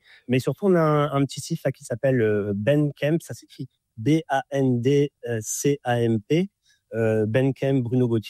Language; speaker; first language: French; native; French